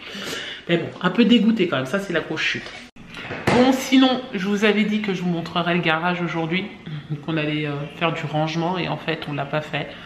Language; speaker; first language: French; native; French